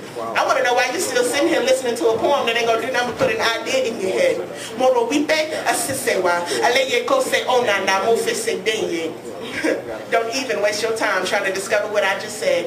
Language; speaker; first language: English; native; English